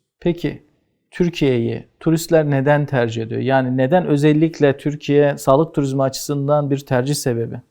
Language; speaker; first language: Turkish; native; Turkish